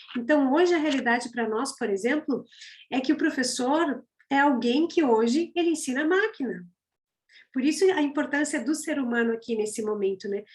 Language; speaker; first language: Portuguese; native; Portuguese